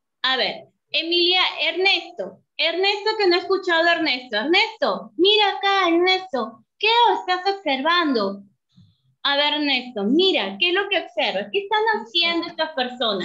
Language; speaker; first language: Spanish; native; Spanish